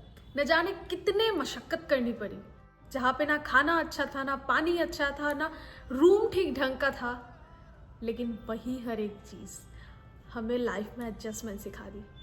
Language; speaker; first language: Hindi; native; Hindi